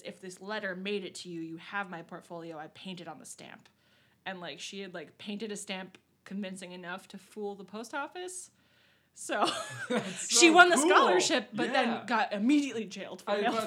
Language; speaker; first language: English; native; English